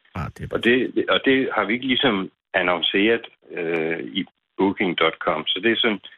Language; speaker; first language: Danish; native; Danish